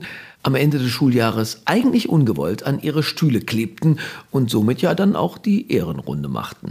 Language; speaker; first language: German; native; German